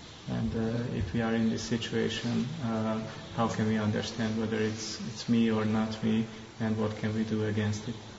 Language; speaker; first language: English; non-native, fluent; Hungarian